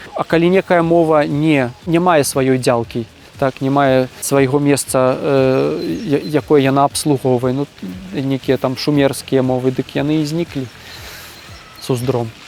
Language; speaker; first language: Belarusian; native; Belarusian